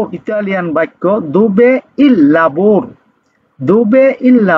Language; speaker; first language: Italian; non-native, learner; Bangla